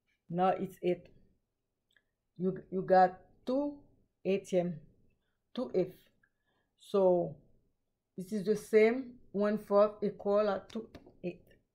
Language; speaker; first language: English; non-native, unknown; Haitian Creole